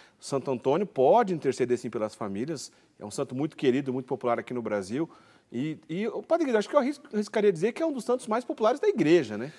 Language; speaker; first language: Portuguese; native; Portuguese